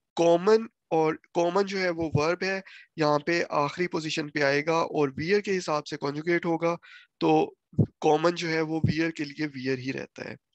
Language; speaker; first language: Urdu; non-native, local second language; Punjabi